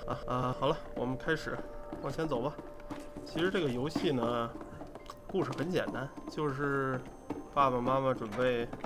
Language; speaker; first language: Chinese; native; Chinese